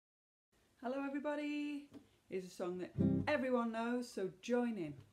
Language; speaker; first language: English; native; English